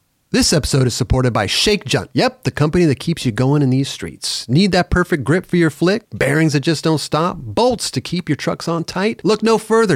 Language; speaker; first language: English; native; English